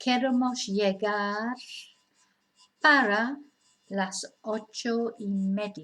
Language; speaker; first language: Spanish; non-native, fluent; English